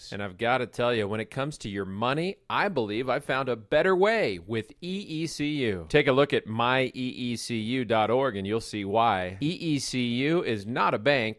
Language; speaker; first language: English; native; English